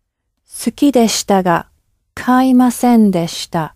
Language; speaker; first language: Japanese; non-native, learner; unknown